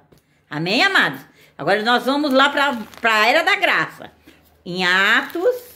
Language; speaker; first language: Portuguese; native; Portuguese